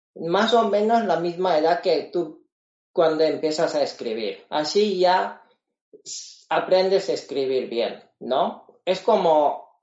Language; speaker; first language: Spanish; non-native, fluent; Japanese